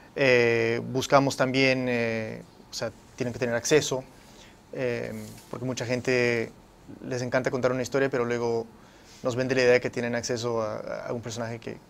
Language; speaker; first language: Spanish; early bilingual, heritage; Spanish